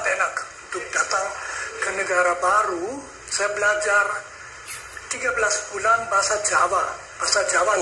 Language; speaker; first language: Indonesian; non-native, fluent; German